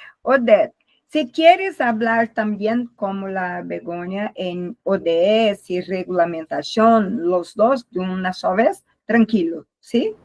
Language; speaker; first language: Spanish; non-native, learner; Portuguese